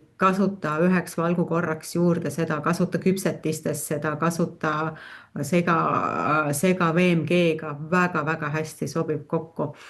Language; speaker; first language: Estonian; native; Estonian